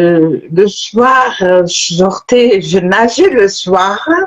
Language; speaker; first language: French; non-native, local second language; Arabic